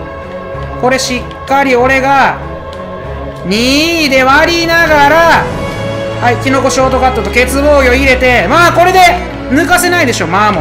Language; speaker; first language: Japanese; native; Japanese